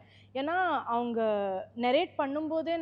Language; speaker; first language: Tamil; non-native, fluent; Malayalam